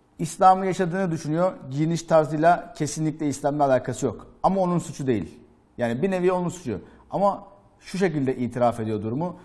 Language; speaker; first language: Turkish; native; Turkish